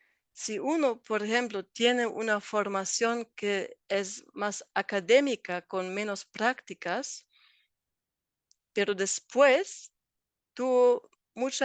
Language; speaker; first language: Spanish; non-native, fluent; German